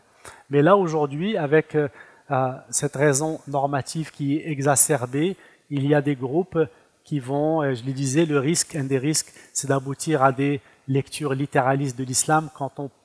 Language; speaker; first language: French; non-native, fluent; Arabic